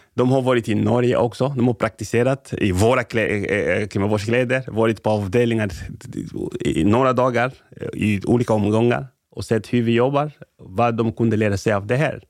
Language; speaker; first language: Swedish; non-native, fluent; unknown